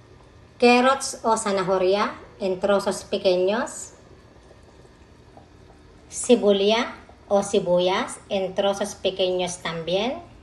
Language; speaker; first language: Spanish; non-native, learner; Filipino